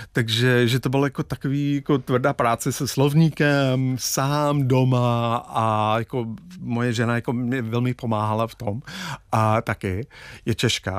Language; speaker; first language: Czech; non-native, fluent; English